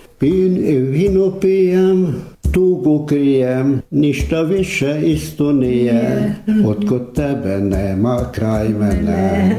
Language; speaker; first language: Serbian; early bilingual, heritage; Croatian